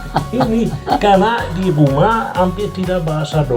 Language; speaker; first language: Indonesian; non-native, fluent; Dutch